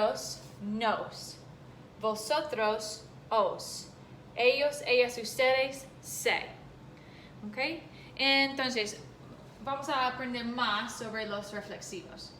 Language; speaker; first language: Spanish; non-native, fluent; English